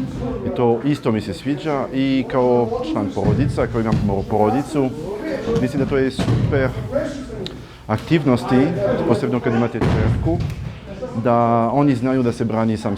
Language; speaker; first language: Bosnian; non-native, learner; French